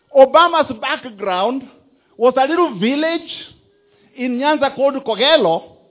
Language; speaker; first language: English; non-native, local second language; Kikuyu